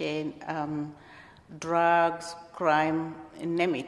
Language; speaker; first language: English; non-native, local second language; Luo (Kenya and Tanzania)